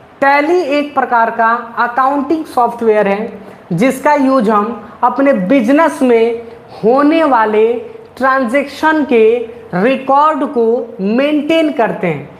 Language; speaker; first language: Hindi; native; Hindi